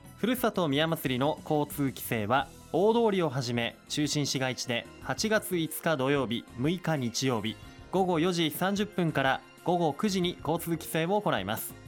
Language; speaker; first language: Japanese; native; Japanese